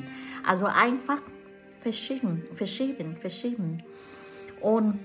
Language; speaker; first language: German; non-native, fluent; Vietnamese